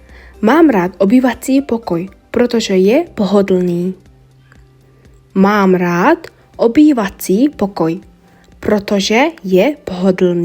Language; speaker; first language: Czech; non-native, learner; Mongolian